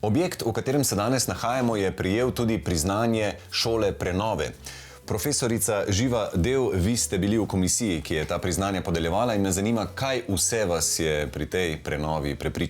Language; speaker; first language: Slovenian; native; Slovenian